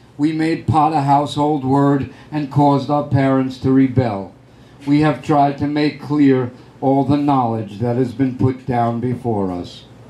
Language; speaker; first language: English; native; English